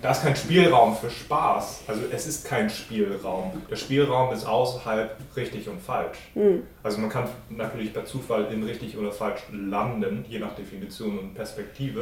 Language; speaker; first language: German; native; German